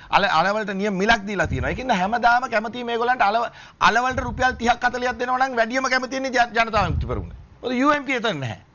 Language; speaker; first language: Sinhala; native; Sinhala